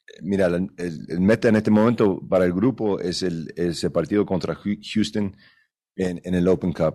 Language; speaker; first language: Spanish; early bilingual, other home language; English